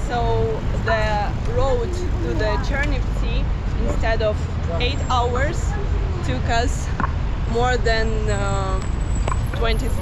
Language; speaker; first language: English; non-native, fluent; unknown